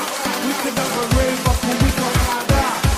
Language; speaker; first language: English; native; English